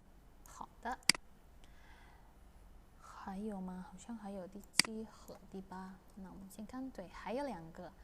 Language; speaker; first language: Chinese; non-native, fluent; Indonesian